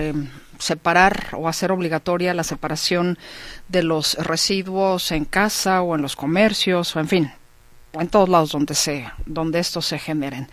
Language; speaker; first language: Spanish; native; Spanish